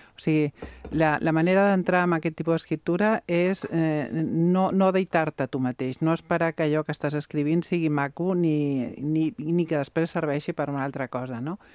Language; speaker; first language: Catalan; non-native, local second language; Spanish